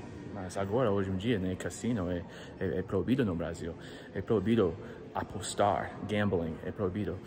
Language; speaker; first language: Portuguese; non-native, learner; English